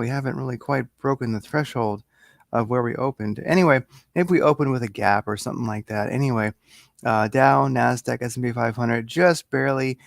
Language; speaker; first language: English; native; English